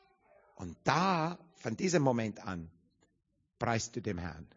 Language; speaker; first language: German; non-native, learner; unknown